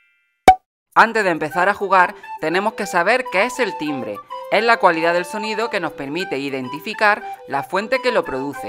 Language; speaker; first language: Spanish; native; Spanish